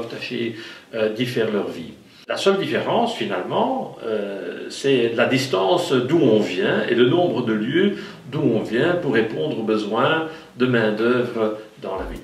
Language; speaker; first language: French; native; French